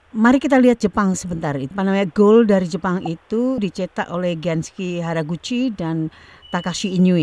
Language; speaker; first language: Indonesian; native; Indonesian